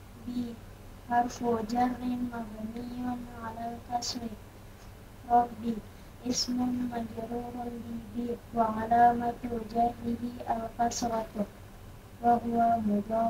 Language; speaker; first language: Arabic; non-native, learner; Indonesian